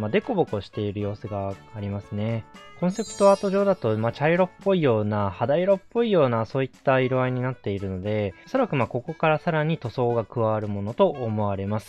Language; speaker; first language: Japanese; native; Japanese